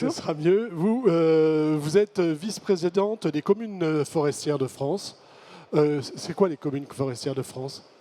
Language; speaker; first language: French; native; French